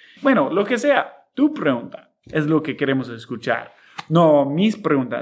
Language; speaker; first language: Spanish; non-native, fluent; English